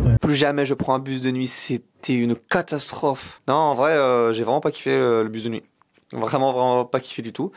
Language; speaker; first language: French; native; French